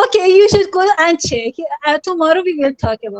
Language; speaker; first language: English; non-native, learner; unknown